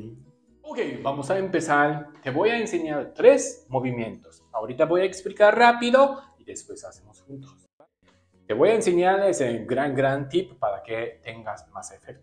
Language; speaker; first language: Spanish; non-native, learner; Japanese